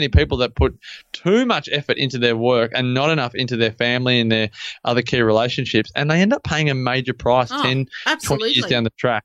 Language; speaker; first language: English; native; English